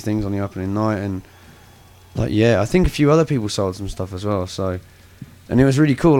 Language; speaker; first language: English; native; English